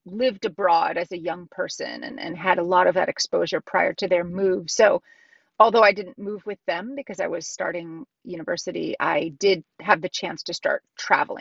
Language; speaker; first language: English; native; English